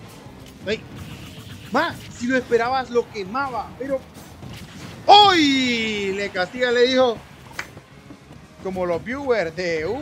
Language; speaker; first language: Spanish; native; Spanish